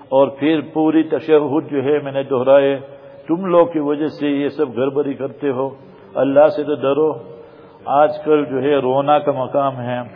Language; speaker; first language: Urdu; native; Urdu